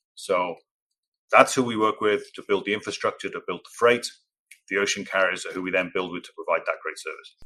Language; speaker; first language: English; native; English